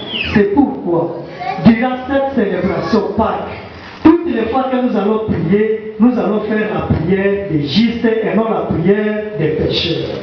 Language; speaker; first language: French; non-native, local second language; Swahili